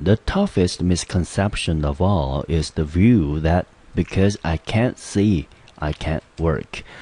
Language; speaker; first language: English; non-native, fluent; Chinese